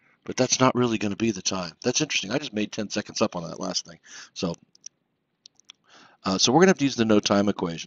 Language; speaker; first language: English; native; English